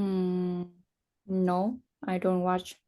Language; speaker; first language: English; non-native, learner; Vietnamese